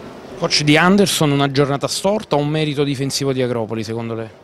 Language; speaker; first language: Italian; native; Italian